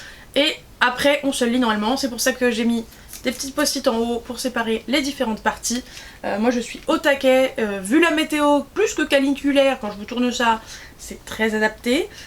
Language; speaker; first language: French; native; French